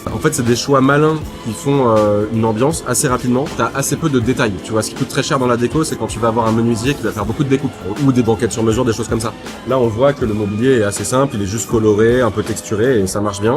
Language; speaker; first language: French; native; French